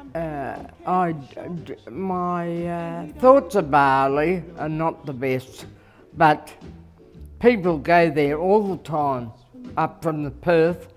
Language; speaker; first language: English; native; English